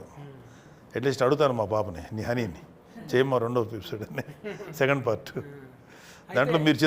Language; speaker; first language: Telugu; native; Telugu